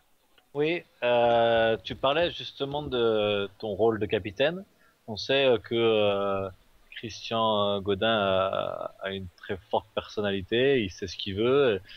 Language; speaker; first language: French; native; French